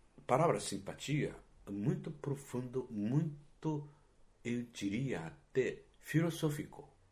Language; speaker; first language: Portuguese; non-native, fluent; Japanese